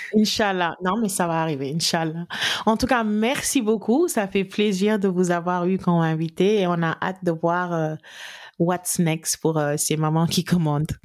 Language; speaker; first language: French; non-native, local second language; Wolof